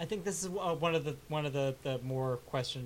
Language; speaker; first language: English; native; English